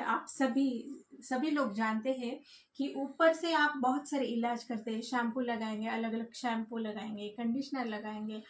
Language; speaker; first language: Hindi; non-native, local second language; Marathi